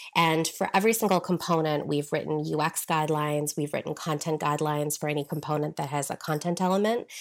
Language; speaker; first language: English; native; English